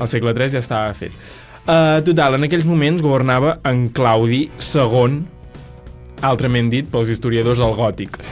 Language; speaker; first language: Catalan; native; Catalan